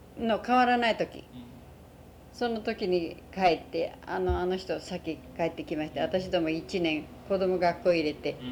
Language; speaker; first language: Japanese; native; Japanese